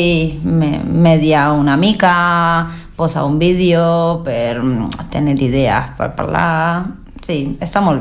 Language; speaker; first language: Catalan; non-native, learner; Spanish